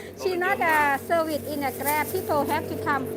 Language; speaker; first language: English; non-native, learner; Thai